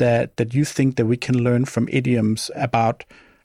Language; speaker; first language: English; non-native, fluent; Danish